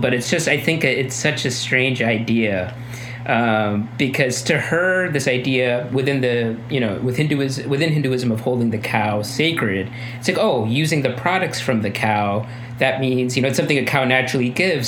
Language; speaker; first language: English; native; English